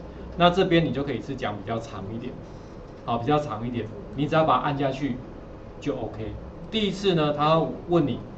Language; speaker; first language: Chinese; native; Chinese